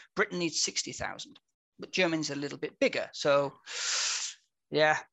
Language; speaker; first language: English; native; English